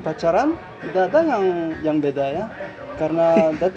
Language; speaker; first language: Indonesian; non-native, learner; French